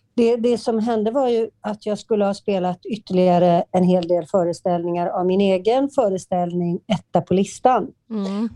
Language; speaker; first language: Swedish; native; Swedish